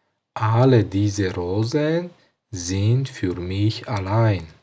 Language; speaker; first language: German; non-native, learner; Tajik